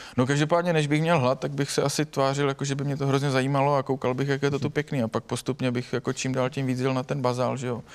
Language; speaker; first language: Czech; native; Czech